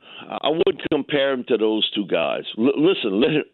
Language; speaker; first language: English; native; English